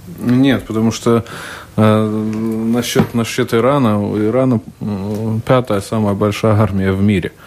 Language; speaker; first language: Russian; non-native, local second language; Latvian